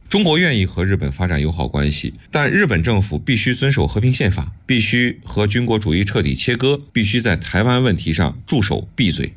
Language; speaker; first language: Chinese; native; Chinese